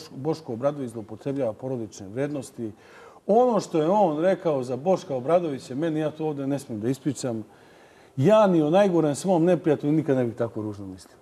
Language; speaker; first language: Serbian; native; Serbian